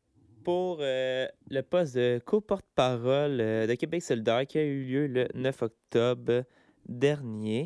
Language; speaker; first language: French; native; French